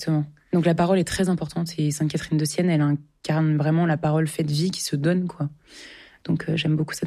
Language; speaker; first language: French; native; French